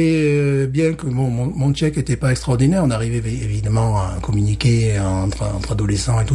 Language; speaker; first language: French; native; French